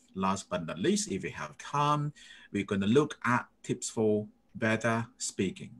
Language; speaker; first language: English; non-native, fluent; Thai